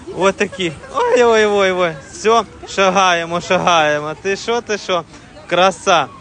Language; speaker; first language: Ukrainian; non-native, local second language; Russian